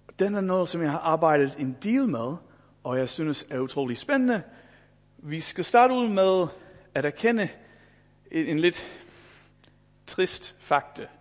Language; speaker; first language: Danish; non-native, fluent; English